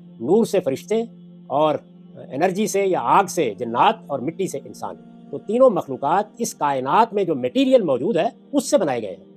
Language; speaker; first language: Urdu; non-native, local second language; Punjabi